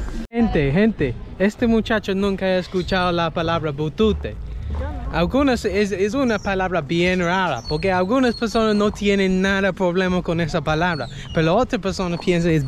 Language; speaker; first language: Spanish; non-native, fluent; English